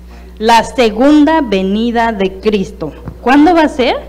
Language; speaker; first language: Spanish; native; Spanish